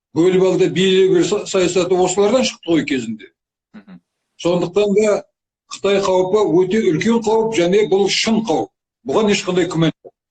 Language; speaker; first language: Kazakh; native; Kazakh